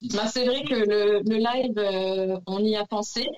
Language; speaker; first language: French; early bilingual, heritage; Spanish